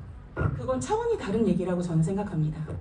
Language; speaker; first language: Korean; native; Korean